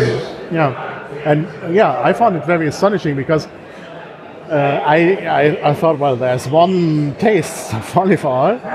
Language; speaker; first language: English; non-native, fluent; German